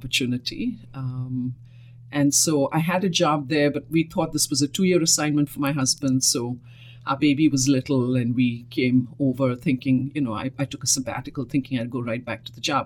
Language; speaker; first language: English; non-native, local second language; Hindi